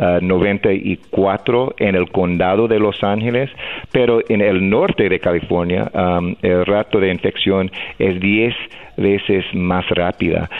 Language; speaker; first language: Spanish; non-native, fluent; English